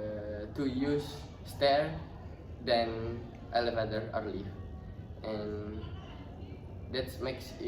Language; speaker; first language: English; non-native, learner; Indonesian